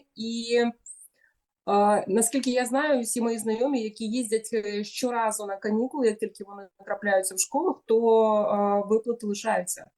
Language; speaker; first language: Ukrainian; native; Ukrainian